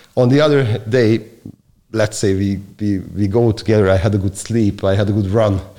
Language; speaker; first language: English; non-native, fluent; Hungarian